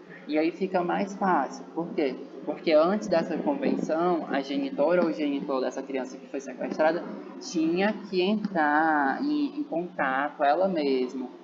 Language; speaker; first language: Portuguese; native; Portuguese